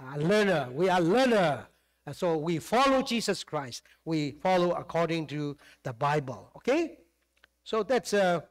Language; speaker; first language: English; non-native, fluent; Burmese